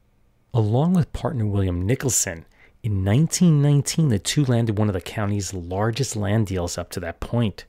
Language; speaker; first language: English; native; English